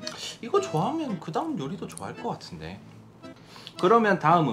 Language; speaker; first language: Korean; native; Korean